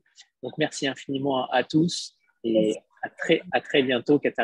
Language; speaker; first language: French; native; French